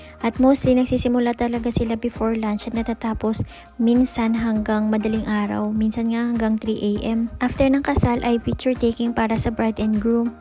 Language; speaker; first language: Filipino; native; Filipino